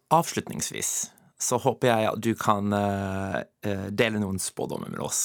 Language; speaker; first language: Norwegian; non-native, fluent; English